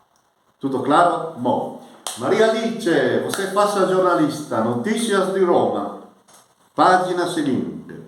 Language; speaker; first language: Portuguese; non-native, fluent; Italian